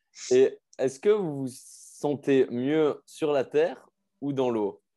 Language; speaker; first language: French; native; French